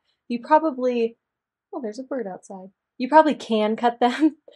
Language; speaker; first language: English; native; English